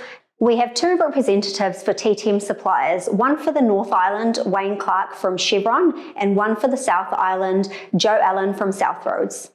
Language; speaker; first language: English; native; English